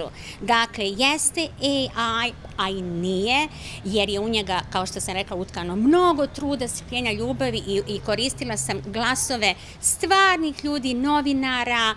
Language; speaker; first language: Bosnian; native; Bosnian